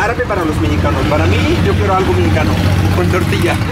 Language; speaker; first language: Spanish; non-native, learner; Arabic